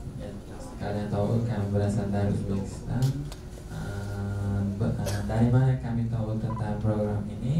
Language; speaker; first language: Indonesian; non-native, learner; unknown